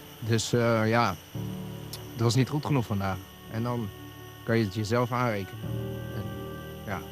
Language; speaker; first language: Dutch; native; Dutch